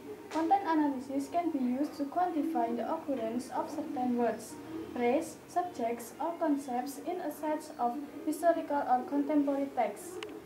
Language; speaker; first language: English; non-native, learner; Indonesian